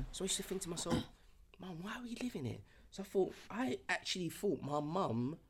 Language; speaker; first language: English; early bilingual, other home language; Yoruba